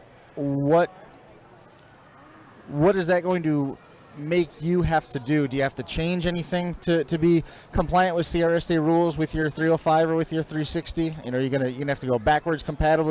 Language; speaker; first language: English; native; English